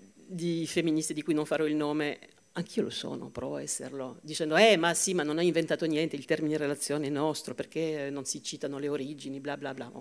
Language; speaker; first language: Italian; non-native, fluent; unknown